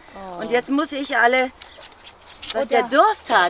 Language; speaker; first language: German; native; German